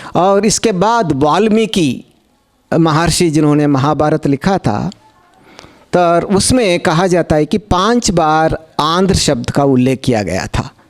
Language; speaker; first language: Hindi; non-native, local second language; Telugu